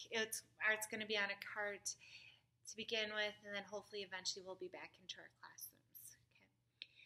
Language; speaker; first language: English; native; English